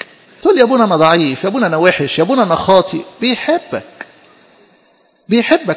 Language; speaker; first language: Arabic; native; Arabic